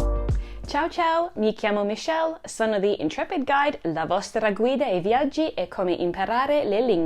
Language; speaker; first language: Italian; non-native, fluent; English